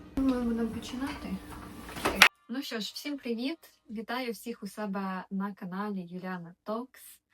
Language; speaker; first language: Ukrainian; native; Ukrainian